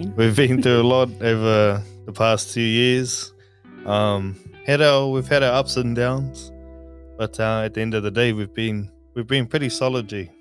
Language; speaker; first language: English; native; English